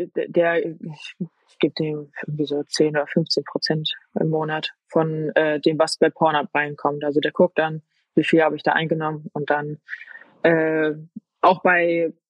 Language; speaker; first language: German; native; German